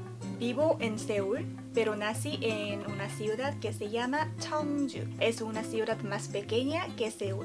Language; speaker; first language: Spanish; non-native, fluent; Korean